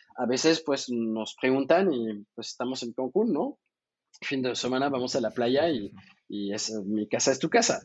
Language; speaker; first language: Spanish; non-native, fluent; French